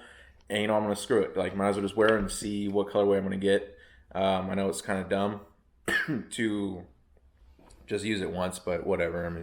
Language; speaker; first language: English; native; English